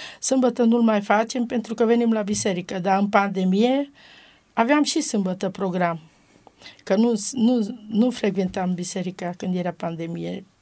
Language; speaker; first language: Romanian; non-native, local second language; Romany